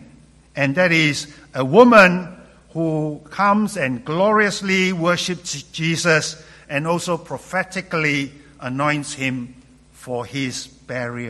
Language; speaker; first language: English; non-native, local second language; Cantonese